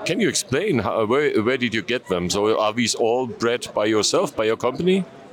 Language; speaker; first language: English; non-native, fluent; German